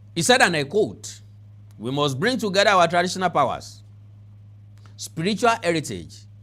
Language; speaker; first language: English; non-native, local second language; Yoruba